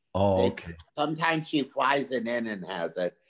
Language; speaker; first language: English; native; English